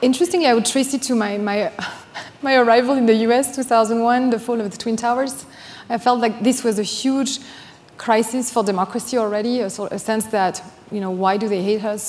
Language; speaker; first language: English; non-native, fluent; French